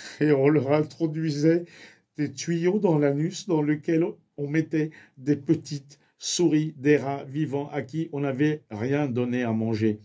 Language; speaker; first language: French; early bilingual, other home language; Armenian